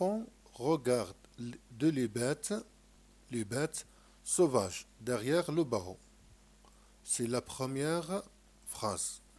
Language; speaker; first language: French; non-native, local second language; Arabic